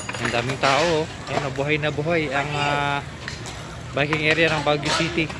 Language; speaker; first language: Filipino; native; Filipino